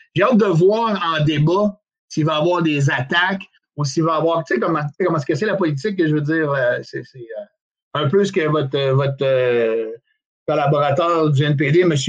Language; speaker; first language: French; native; French